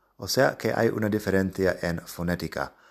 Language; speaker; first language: Spanish; non-native, fluent; English